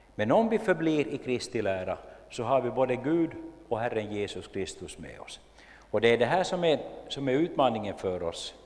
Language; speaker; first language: Swedish; native; Swedish